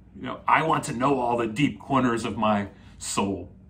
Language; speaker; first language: English; native; English